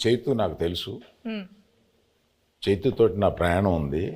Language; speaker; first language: Telugu; native; Telugu